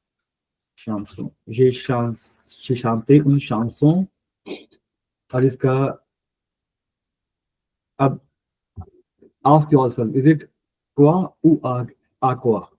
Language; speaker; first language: French; non-native, fluent; Punjabi